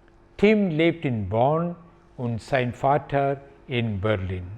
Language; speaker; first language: German; non-native, fluent; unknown